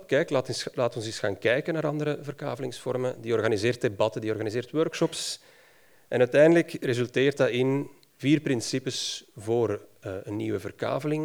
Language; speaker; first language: Dutch; native; Dutch